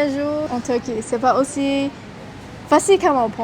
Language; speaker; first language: French; non-native, learner; Chinese